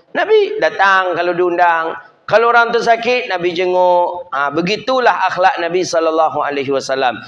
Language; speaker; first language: Malay; non-native, local second language; Minangkabau